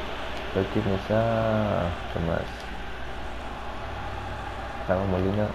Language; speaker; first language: Spanish; native; Spanish